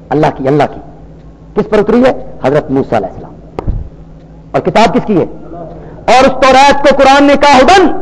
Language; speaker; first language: Urdu; non-native, local second language; Punjabi